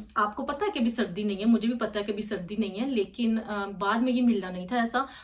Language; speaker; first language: Urdu; native; Urdu